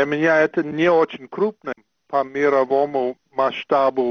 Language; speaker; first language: Russian; non-native, fluent; English